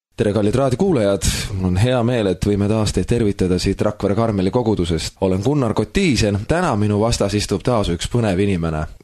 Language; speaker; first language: Estonian; native; Estonian